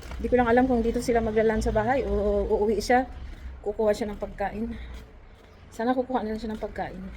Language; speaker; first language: Filipino; non-native, local second language; Cebuano